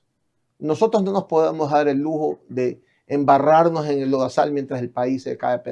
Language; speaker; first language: Spanish; native; Spanish